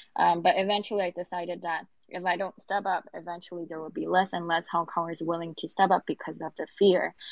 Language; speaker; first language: English; non-native, local second language; Cantonese